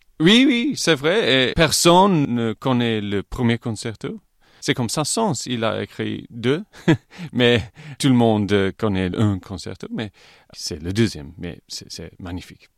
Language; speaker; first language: French; non-native, fluent; English